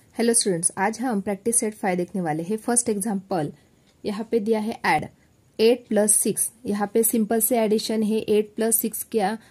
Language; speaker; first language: Hindi; non-native, local second language; Marathi